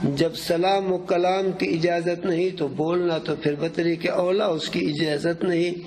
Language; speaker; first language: Urdu; non-native, local second language; Pashto